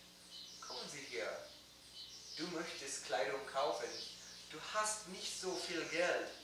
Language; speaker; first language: German; non-native, learner; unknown